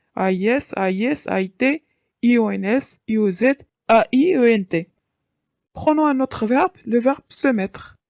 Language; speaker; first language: French; non-native, local second language; Arabic